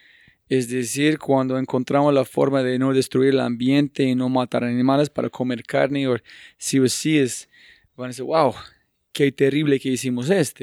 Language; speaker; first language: Spanish; non-native, fluent; English